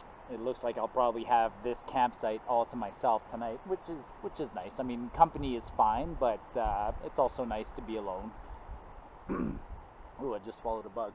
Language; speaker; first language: English; non-native, local second language; French